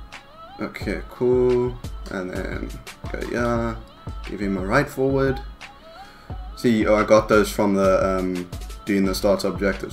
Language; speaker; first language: English; native; English